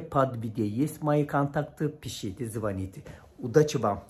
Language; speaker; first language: Russian; non-native, fluent; Turkish